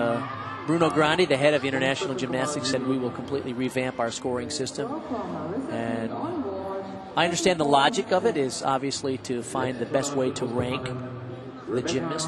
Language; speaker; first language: English; native; English